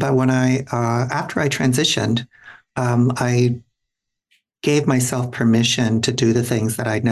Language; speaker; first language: English; native; English